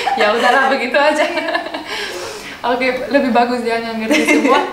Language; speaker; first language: Indonesian; non-native, learner; Russian